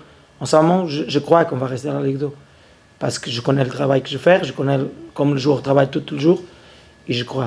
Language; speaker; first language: French; non-native, learner; Portuguese